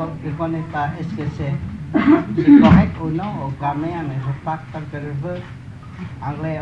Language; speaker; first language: French; non-native, learner; Vietnamese